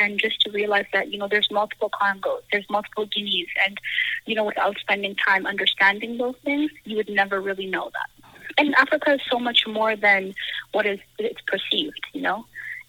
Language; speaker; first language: English; native; English